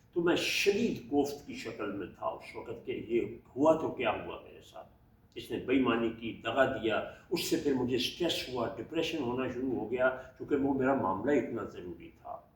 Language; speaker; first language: Urdu; native; Urdu